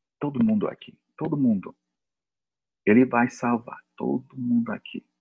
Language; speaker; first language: Portuguese; non-native, fluent; English